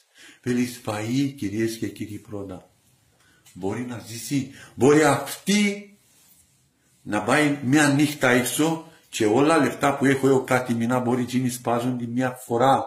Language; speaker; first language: Greek; non-native, learner; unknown